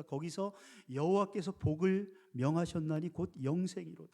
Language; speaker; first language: Korean; native; Korean